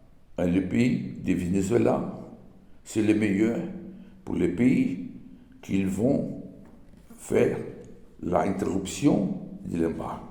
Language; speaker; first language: French; non-native, learner; Portuguese